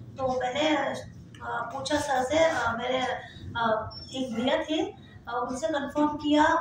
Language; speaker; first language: Hindi; native; Hindi